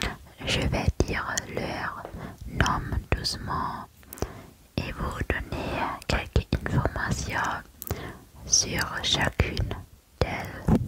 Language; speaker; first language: French; non-native, learner; German